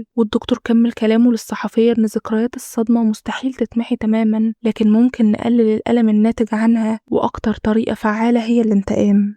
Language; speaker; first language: Arabic; native; Arabic